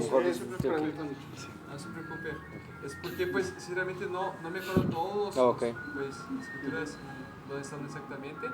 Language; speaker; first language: Spanish; native; Spanish